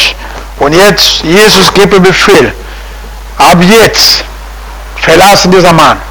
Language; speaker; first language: German; non-native, fluent; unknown